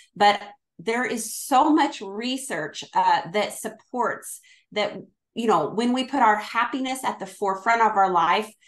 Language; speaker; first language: English; native; English